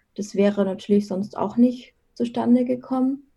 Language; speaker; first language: German; native; German